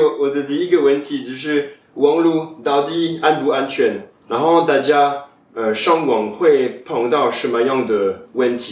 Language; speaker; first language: Chinese; non-native, fluent; French